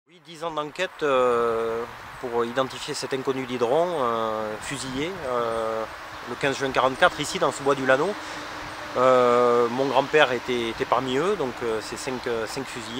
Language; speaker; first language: French; native; French